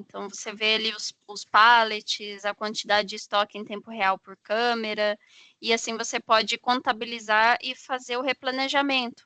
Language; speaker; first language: Portuguese; native; Portuguese